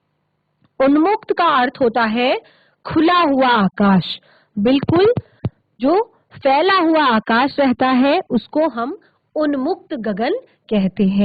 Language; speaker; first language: Hindi; native; Hindi